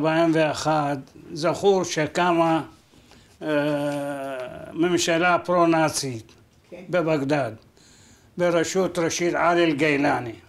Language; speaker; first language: Hebrew; non-native, fluent; Arabic